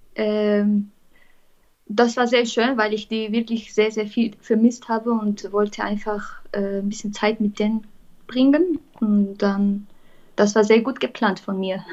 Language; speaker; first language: German; non-native, fluent; Armenian